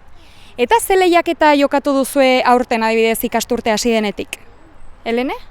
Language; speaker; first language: Basque; native; Basque